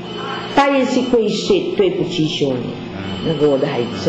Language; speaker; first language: Chinese; non-native, learner; Filipino